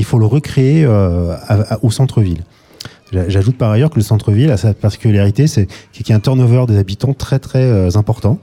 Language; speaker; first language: French; native; French